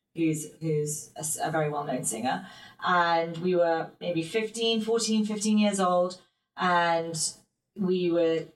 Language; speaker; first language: English; native; English